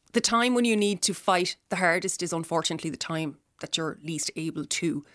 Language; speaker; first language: English; native; English